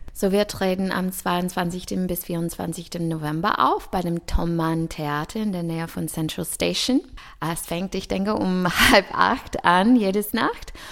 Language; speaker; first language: German; early bilingual, other home language; English